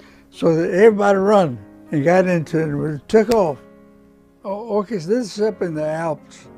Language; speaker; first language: English; non-native, local second language; Spanish